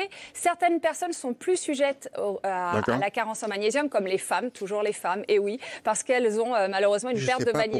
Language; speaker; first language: French; native; French